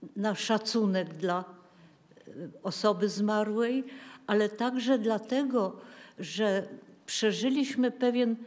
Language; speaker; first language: Polish; native; Polish